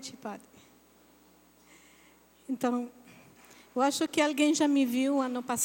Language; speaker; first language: Portuguese; non-native, fluent; Italian